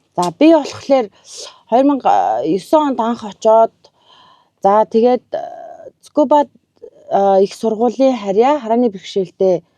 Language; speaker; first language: Mongolian; native; Mongolian